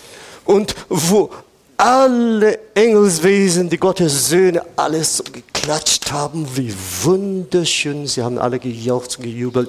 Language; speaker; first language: German; non-native, fluent; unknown